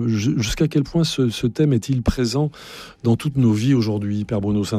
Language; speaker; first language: French; native; French